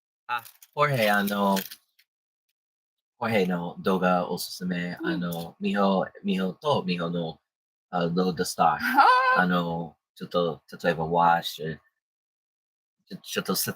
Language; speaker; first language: Japanese; non-native, learner; English